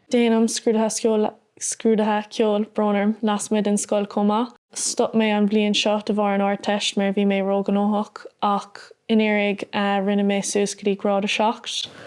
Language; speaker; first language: Irish; non-native, local second language; English